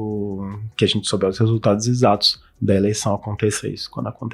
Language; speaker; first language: Portuguese; native; Portuguese